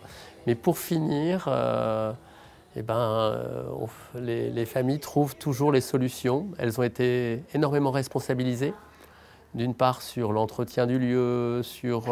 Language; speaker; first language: French; native; French